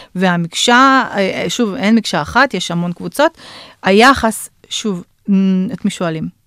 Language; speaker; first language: Hebrew; non-native, fluent; Russian